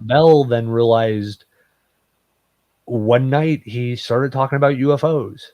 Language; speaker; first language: English; native; English